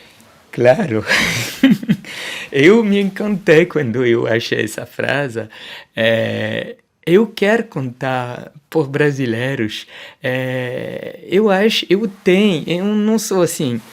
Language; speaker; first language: Portuguese; non-native, fluent; French